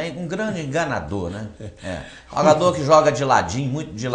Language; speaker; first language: Portuguese; native; Portuguese